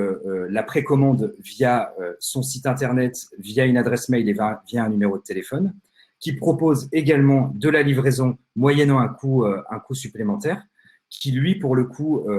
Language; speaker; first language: French; native; French